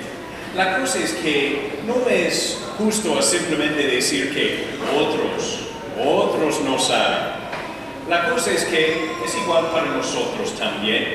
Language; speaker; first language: Spanish; non-native, fluent; English